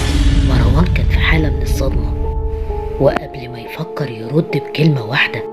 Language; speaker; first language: Arabic; native; Arabic